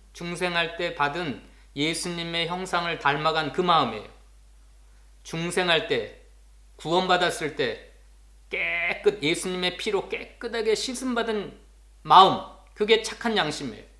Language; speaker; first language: Korean; native; Korean